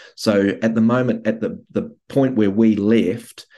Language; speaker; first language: English; native; English